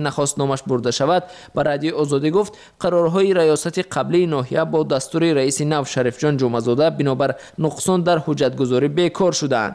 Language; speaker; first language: Persian; native; Persian